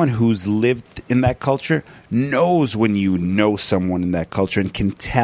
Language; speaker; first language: English; non-native, fluent; Punjabi